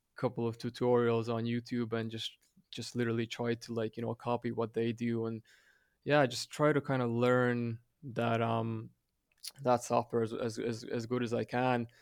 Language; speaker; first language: English; non-native, fluent; Latvian